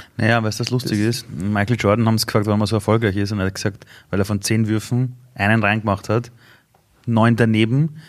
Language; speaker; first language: German; early bilingual, other home language; Persian